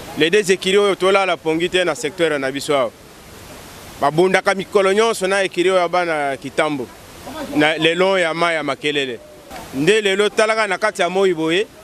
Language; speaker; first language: Lingala; native; Lingala